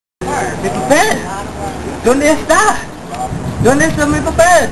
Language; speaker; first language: Spanish; non-native, learner; English